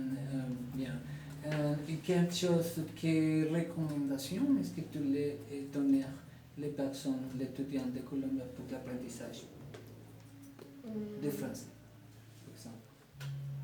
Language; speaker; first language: French; non-native, learner; Spanish